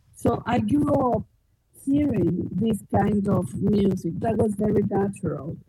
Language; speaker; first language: English; non-native, fluent; Spanish